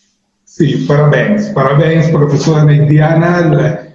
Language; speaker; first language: Portuguese; non-native, learner; Spanish